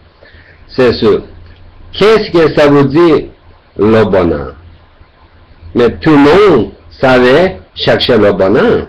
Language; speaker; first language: French; non-native, learner; Tibetan